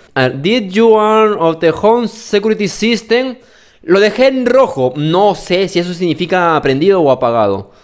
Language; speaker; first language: Spanish; native; Spanish